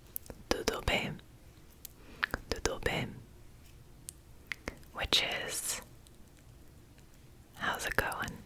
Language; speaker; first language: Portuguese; non-native, learner; English